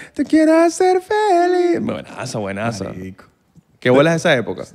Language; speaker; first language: Spanish; native; Spanish